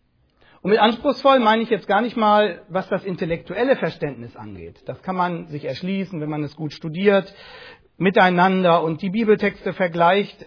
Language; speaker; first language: German; native; German